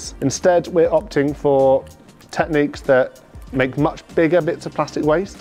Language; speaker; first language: English; native; English